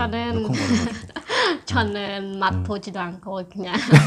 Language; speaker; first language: Korean; non-native, learner; Khmer